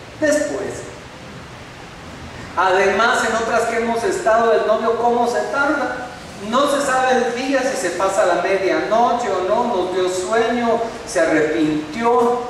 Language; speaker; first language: Spanish; native; Spanish